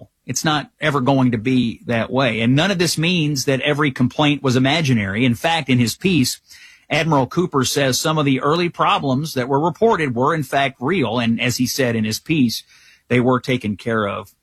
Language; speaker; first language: English; native; English